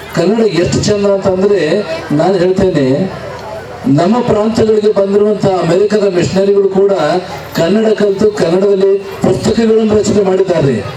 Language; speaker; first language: Kannada; native; Kannada